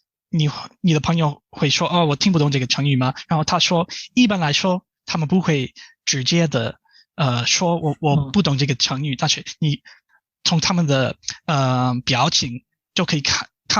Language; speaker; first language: Chinese; non-native, fluent; English